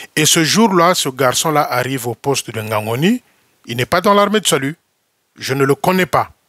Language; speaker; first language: French; non-native, local second language; Lingala